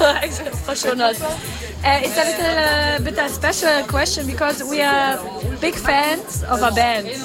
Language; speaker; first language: English; non-native, fluent; German